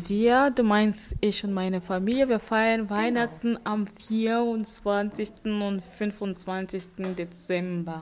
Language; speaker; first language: German; non-native, fluent; French